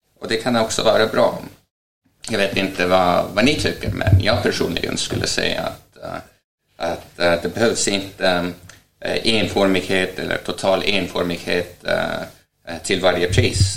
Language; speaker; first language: Swedish; non-native, fluent; Estonian